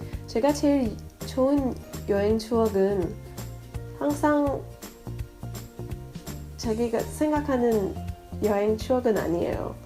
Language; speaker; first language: Korean; non-native, fluent; French